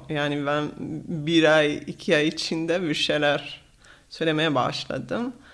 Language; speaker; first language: Turkish; non-native, fluent; Italian